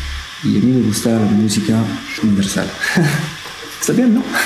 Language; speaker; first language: Spanish; non-native, learner; French